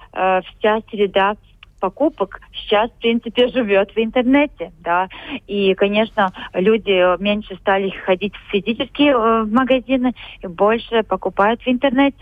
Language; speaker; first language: Russian; non-native, local second language; Latvian